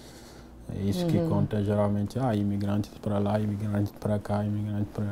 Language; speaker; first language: Portuguese; non-native, fluent; Wolof